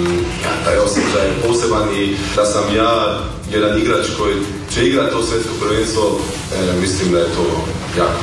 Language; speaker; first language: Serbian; early bilingual, heritage; Croatian